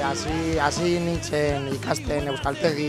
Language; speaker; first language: Basque; non-native, learner; Spanish